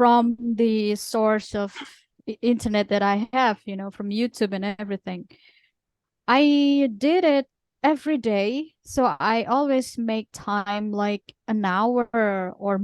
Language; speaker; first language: English; non-native, fluent; Indonesian